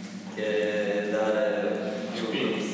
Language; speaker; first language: Italian; non-native, learner; Croatian